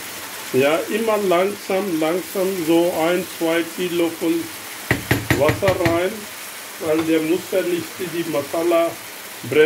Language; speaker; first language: German; non-native, fluent; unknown